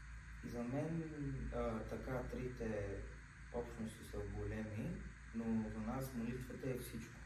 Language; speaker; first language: Bulgarian; non-native, local second language; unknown